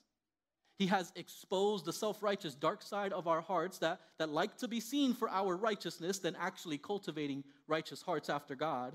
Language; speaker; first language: English; early bilingual, other home language; Spanish